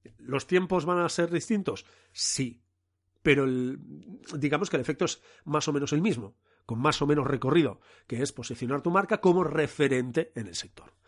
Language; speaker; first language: Spanish; non-native, local second language; Catalan